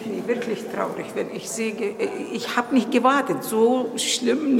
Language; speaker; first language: German; non-native, learner; Turkish